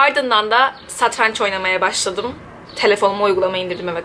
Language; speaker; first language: Turkish; native; Turkish